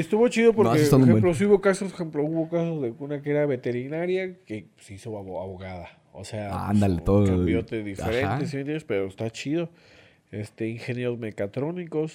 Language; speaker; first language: Spanish; native; Spanish